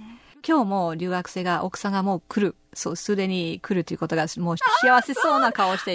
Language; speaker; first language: Japanese; non-native, fluent; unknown